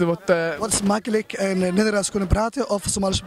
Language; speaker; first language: Dutch; non-native, learner; Somali